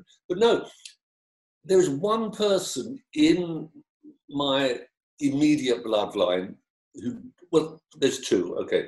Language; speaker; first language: English; native; English